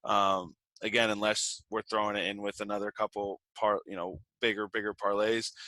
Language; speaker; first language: English; native; English